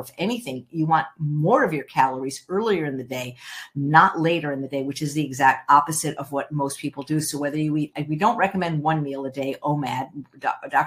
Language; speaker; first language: English; early bilingual, other home language; French